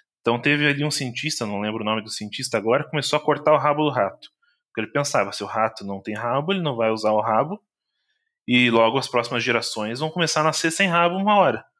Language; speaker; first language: Portuguese; native; Portuguese